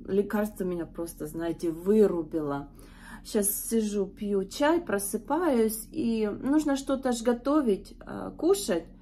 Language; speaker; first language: Russian; native; Russian